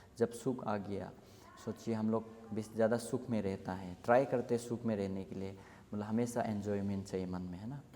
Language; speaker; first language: Hindi; non-native, local second language; Assamese